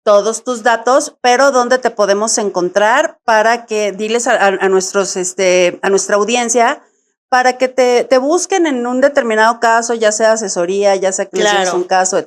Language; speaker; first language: Spanish; native; Spanish